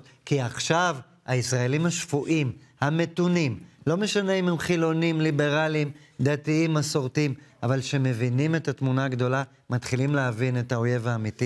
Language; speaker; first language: Hebrew; native; Hebrew